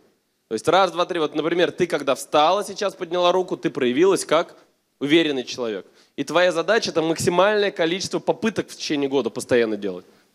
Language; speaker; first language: Russian; native; Russian